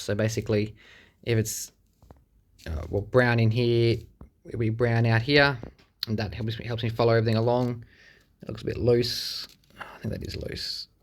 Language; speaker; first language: English; native; English